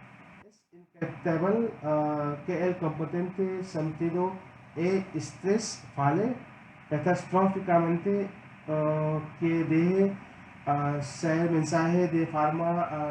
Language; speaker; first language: Spanish; non-native, learner; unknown